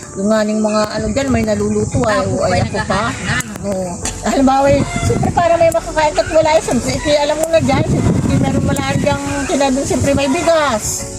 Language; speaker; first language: Filipino; native; Filipino